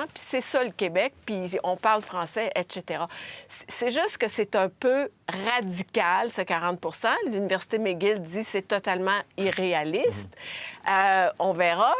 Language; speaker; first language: French; native; French